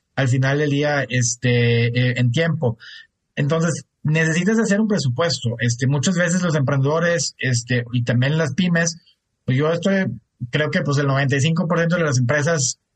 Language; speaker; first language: Spanish; non-native, fluent; German